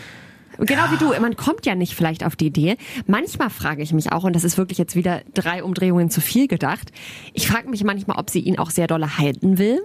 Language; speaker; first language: German; native; German